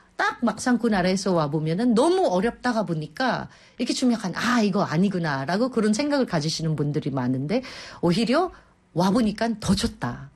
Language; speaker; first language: Korean; non-native, fluent; Filipino